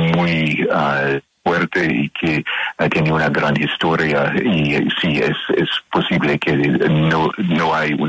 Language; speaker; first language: Spanish; non-native, learner; English